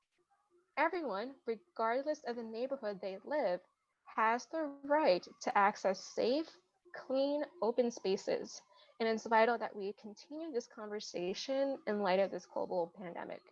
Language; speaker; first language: English; native; English